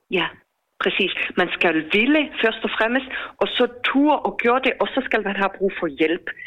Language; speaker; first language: Danish; non-native, fluent; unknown